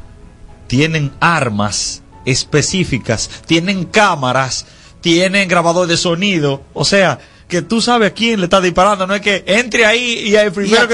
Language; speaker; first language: Spanish; native; Spanish